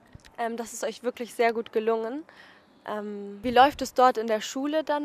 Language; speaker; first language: German; native; German